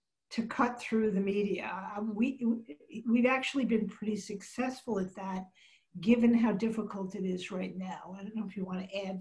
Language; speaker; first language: English; native; English